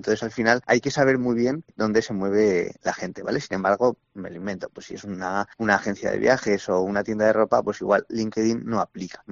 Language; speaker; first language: Spanish; native; Spanish